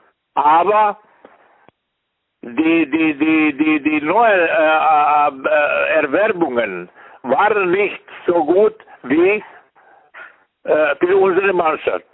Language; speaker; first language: German; non-native, fluent; Serbian